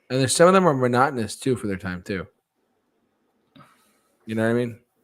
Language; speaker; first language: English; native; English